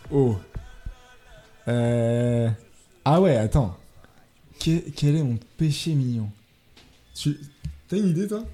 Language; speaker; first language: French; native; French